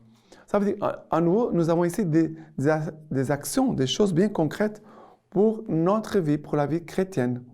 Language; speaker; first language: French; non-native, fluent; Portuguese